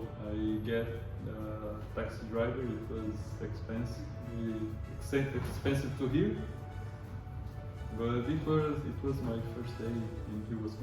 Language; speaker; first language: English; non-native, learner; Portuguese